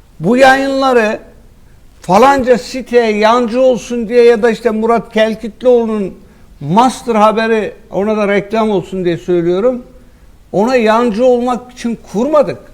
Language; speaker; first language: Turkish; native; Turkish